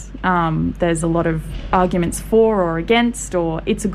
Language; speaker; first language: English; native; English